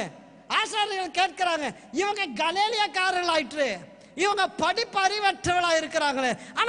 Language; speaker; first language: Tamil; native; Tamil